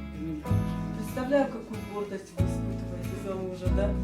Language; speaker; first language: Russian; native; Russian